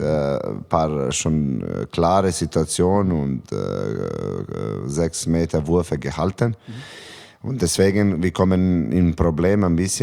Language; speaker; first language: German; non-native, learner; Serbian